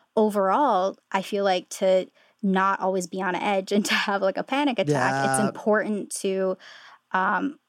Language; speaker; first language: English; native; English